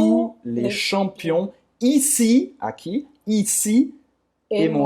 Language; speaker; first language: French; non-native, fluent; Portuguese